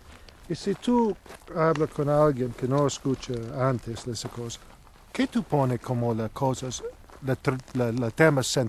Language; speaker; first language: Spanish; non-native, learner; English